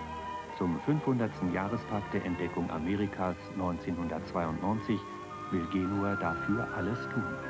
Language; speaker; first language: German; native; German